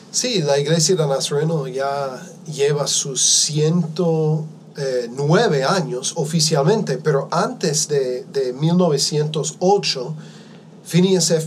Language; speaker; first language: Spanish; non-native, fluent; English